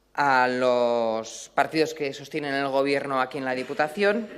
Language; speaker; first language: Spanish; native; Spanish